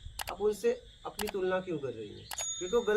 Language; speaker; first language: Hindi; native; Hindi